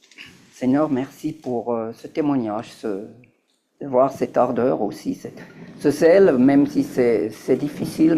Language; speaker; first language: French; native; French